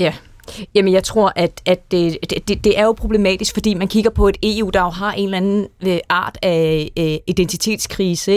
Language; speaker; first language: Danish; native; Danish